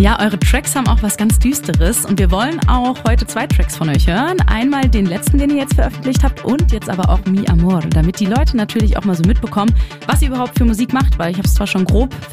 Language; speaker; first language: German; native; German